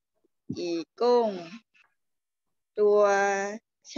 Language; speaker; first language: Chinese; non-native, learner; Thai